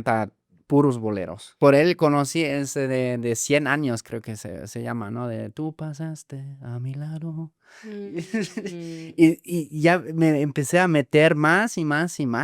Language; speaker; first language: Spanish; non-native, fluent; German